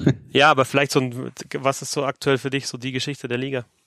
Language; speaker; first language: German; native; German